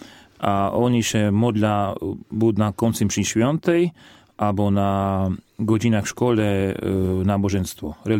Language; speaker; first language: Polish; non-native, learner; Slovak